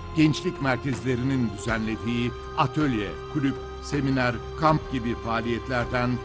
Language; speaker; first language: Turkish; native; Turkish